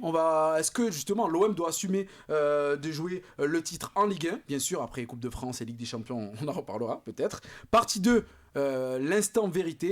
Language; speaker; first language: French; native; French